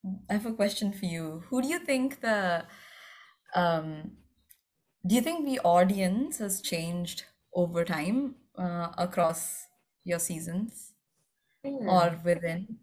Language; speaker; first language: English; non-native, local second language; Malayalam